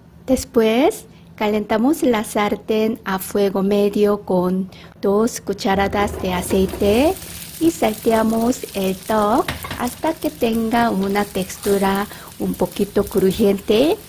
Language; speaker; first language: Spanish; non-native, fluent; Korean